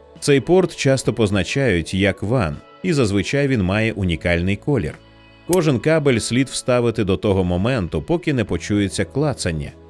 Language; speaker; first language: Ukrainian; native; Ukrainian